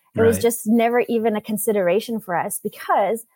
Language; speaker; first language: English; native; English